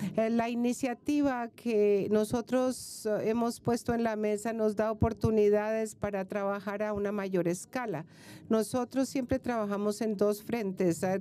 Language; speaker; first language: Spanish; non-native, fluent; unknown